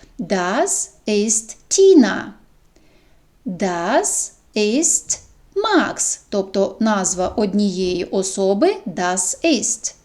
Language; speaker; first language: German; non-native, fluent; Ukrainian